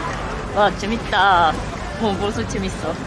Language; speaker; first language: Korean; non-native, fluent; Japanese